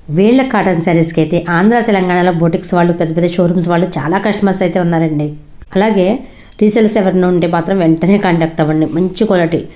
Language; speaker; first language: Telugu; native; Telugu